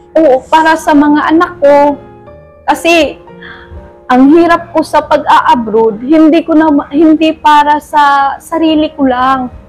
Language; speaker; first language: Filipino; non-native, local second language; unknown